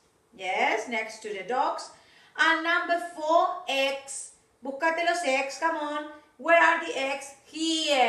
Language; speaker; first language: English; non-native, fluent; Spanish